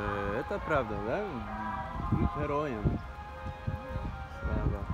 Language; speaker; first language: Russian; non-native, learner; Norwegian